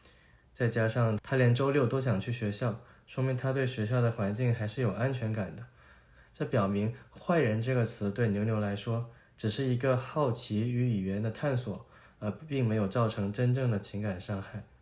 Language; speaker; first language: Chinese; native; Chinese